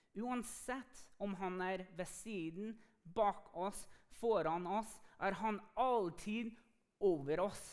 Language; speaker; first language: Norwegian; non-native, fluent; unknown